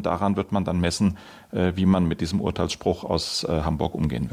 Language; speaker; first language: German; native; German